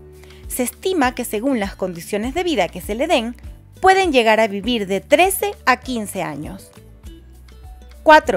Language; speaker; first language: Spanish; native; Spanish